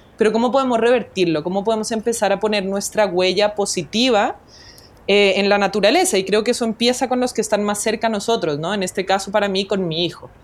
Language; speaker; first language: Spanish; native; Spanish